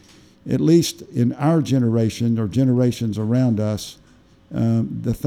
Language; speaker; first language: English; native; English